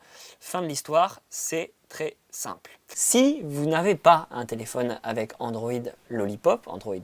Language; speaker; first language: French; native; French